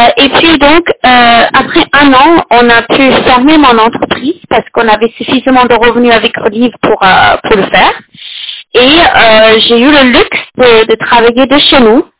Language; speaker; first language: French; non-native, fluent; English